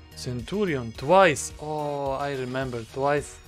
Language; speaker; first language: English; non-native, learner; Croatian